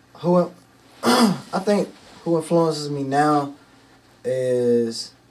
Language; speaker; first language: English; native; English